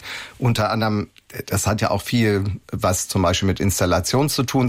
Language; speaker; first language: German; native; German